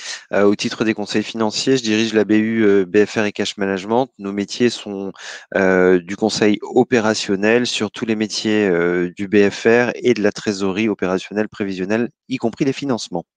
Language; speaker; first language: French; native; French